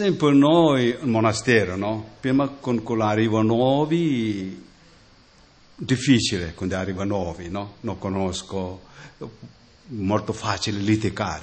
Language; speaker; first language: Italian; non-native, learner; Tibetan